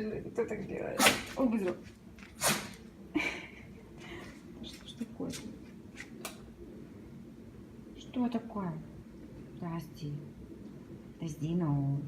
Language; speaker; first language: Russian; native; Russian